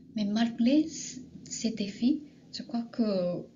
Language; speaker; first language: French; non-native, fluent; Japanese